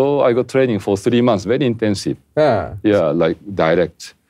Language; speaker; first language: English; non-native, fluent; Japanese